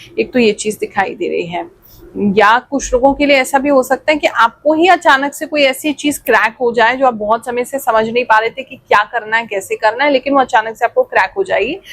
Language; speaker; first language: Hindi; native; Hindi